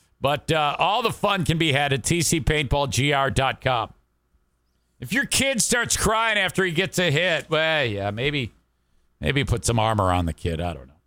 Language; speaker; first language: English; native; English